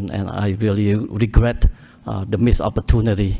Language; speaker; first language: English; early bilingual, other home language; Khmer